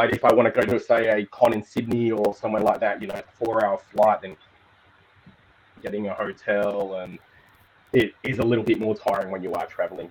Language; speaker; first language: English; native; English